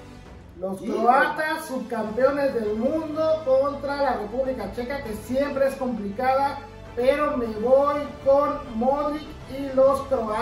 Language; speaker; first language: Spanish; native; Spanish